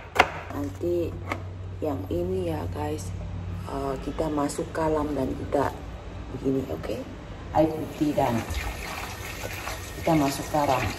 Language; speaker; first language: Indonesian; native; Indonesian